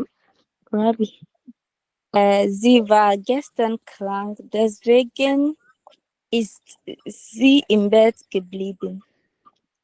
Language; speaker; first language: German; non-native, learner; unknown